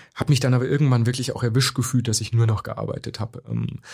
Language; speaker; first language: German; native; German